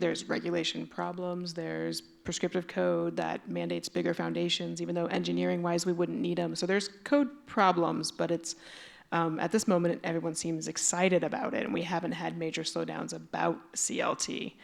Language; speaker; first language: English; native; English